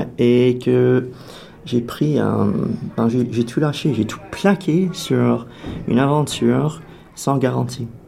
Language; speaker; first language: French; native; French